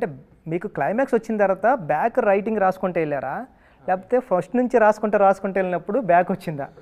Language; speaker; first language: Telugu; native; Telugu